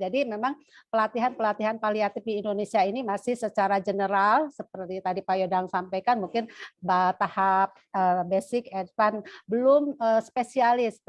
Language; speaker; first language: Indonesian; native; Indonesian